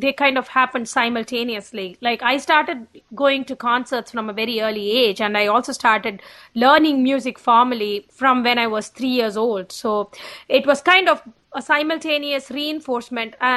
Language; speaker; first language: English; non-native, local second language; Tamil